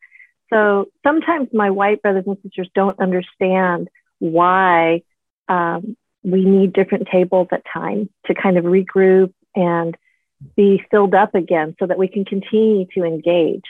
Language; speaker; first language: English; native; English